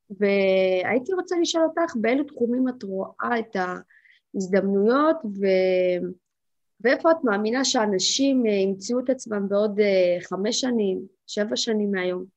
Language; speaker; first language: Hebrew; native; Hebrew